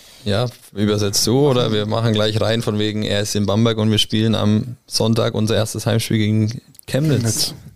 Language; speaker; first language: German; native; German